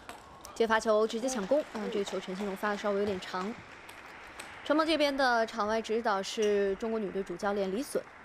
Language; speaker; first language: Chinese; native; Chinese